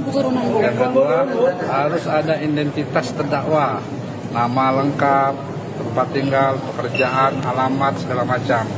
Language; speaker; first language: Indonesian; native; Indonesian